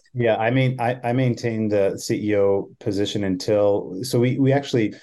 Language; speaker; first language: English; native; English